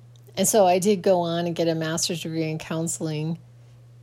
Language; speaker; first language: English; native; English